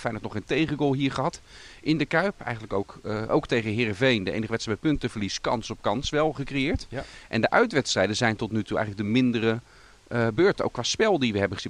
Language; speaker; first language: Dutch; native; Dutch